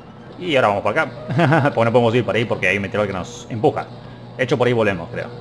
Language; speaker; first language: Spanish; native; Spanish